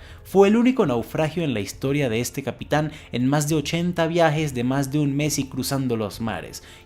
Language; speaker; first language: Spanish; native; Spanish